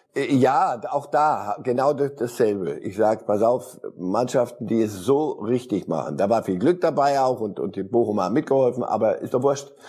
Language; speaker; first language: German; early bilingual, other home language; Polish